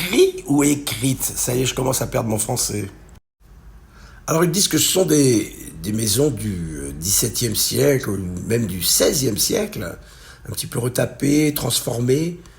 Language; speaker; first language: French; native; French